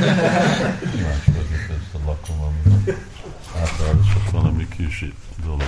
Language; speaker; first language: Hungarian; early bilingual, heritage; Hungarian